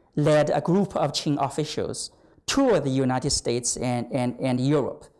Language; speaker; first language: English; non-native, fluent; Chinese